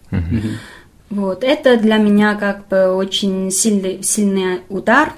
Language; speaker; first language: Russian; non-native, fluent; Chinese